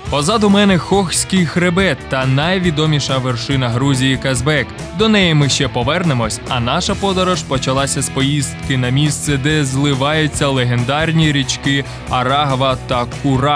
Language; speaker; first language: Ukrainian; native; Ukrainian